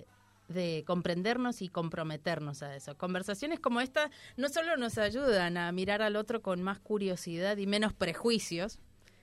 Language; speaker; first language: Spanish; native; Spanish